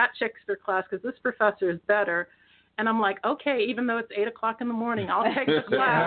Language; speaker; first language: English; native; English